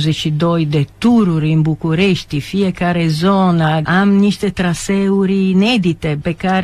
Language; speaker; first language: Romanian; non-native, fluent; Italian